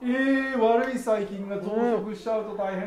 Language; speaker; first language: Japanese; native; Japanese